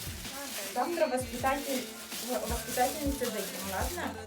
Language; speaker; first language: Russian; non-native, local second language; Yakut